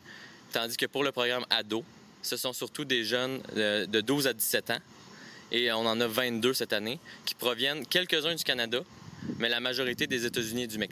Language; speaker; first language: French; native; French